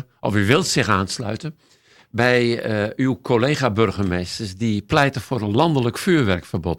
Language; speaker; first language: Dutch; native; Dutch